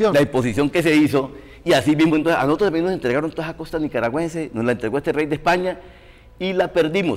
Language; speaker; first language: Spanish; native; Spanish